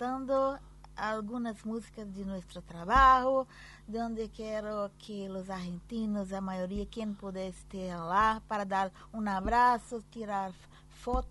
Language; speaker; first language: Spanish; non-native, learner; Portuguese